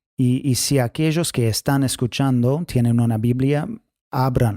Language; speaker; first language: Spanish; non-native, fluent; English